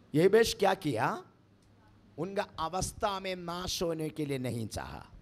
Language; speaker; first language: Hindi; non-native, local second language; Malayalam